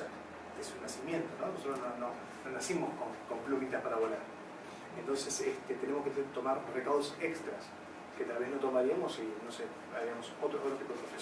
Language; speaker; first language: Spanish; native; Spanish